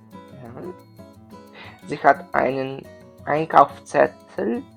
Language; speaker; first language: German; non-native, learner; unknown